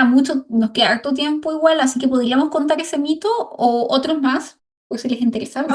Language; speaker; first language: Spanish; native; Spanish